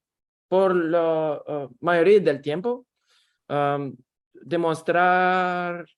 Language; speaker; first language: Spanish; non-native, learner; Russian